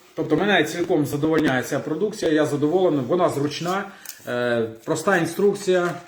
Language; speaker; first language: Ukrainian; non-native, local second language; Russian